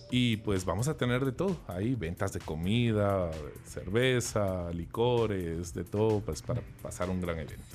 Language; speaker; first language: Spanish; native; Spanish